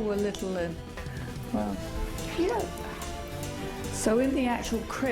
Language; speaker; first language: English; native; English